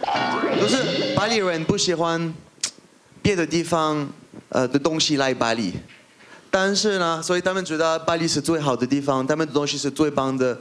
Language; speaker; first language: Chinese; non-native, fluent; French